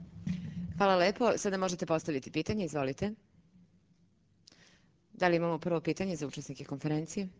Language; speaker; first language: Serbian; native; Serbian